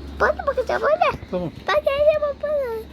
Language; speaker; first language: Turkish; early bilingual, heritage; Turkish